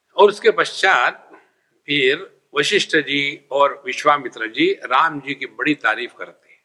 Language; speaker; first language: Hindi; non-native, local second language; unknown